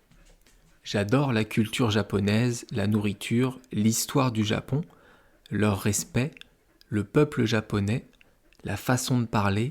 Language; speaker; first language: French; native; French